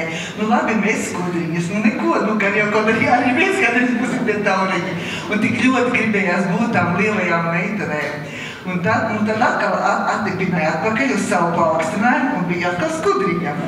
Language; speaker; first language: Latvian; native; Latvian